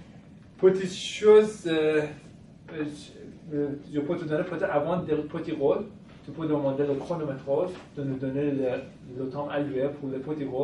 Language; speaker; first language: French; non-native, fluent; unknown